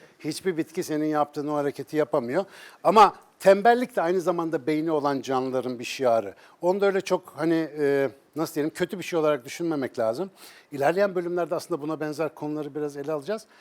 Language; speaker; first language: Turkish; native; Turkish